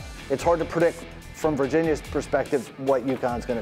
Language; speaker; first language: English; native; English